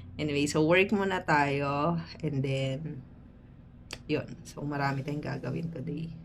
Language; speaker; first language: Filipino; native; Filipino